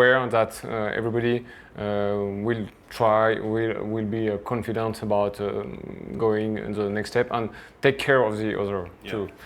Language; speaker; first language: English; non-native, fluent; French